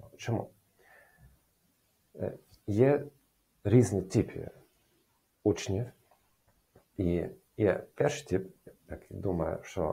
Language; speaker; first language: Ukrainian; non-native, learner; German